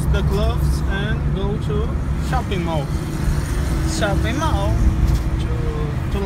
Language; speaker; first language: English; non-native, learner; Portuguese